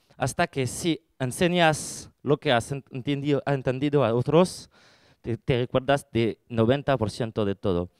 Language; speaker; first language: Spanish; non-native, fluent; French